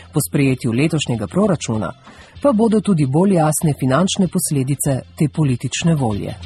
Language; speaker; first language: Slovenian; native; Slovenian